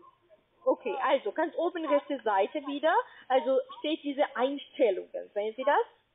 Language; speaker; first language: German; non-native, learner; Spanish